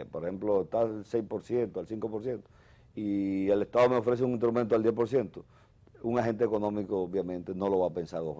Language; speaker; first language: Spanish; native; Spanish